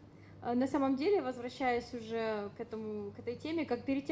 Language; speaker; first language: Russian; native; Russian